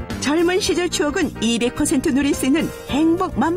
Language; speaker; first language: Korean; native; Korean